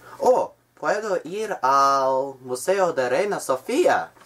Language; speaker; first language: Spanish; non-native, learner; English